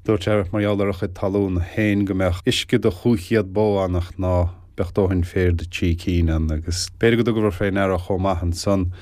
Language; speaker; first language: Irish; native; Irish